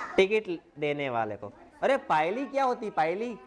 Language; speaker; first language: Hindi; non-native, local second language; Gujarati